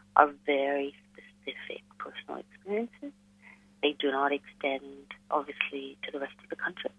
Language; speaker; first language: English; non-native, local second language; Hindi